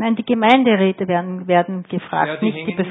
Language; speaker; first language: German; native; German